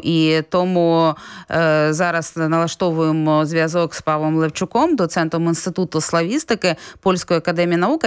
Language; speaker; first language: Ukrainian; native; Ukrainian